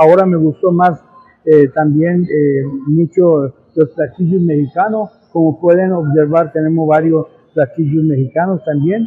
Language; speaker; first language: Spanish; non-native, fluent; Persian